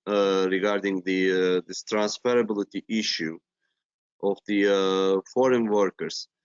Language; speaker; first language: English; non-native, fluent; Turkish